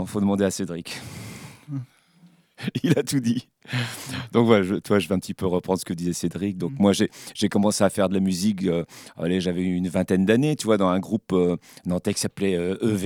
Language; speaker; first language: French; native; French